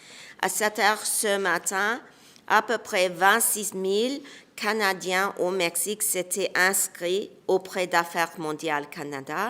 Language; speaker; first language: French; non-native, local second language; English